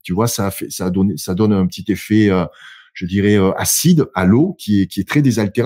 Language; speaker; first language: French; native; French